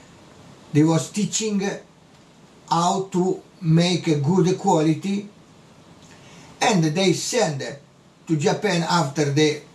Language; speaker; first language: English; non-native, learner; Italian